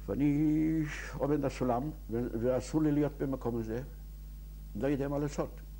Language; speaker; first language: Hebrew; non-native, fluent; Yiddish